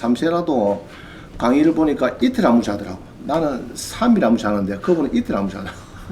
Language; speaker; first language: Korean; native; Korean